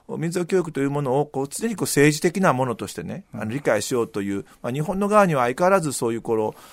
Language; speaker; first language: Japanese; native; Japanese